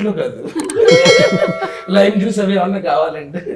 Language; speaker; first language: Telugu; native; Telugu